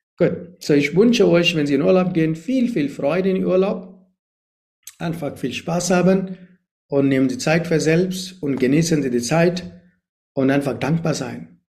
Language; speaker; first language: German; non-native, learner; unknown